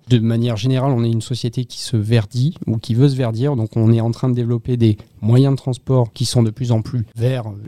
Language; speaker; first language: French; native; French